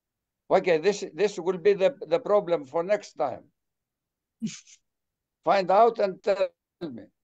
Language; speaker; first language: English; non-native, fluent; Greek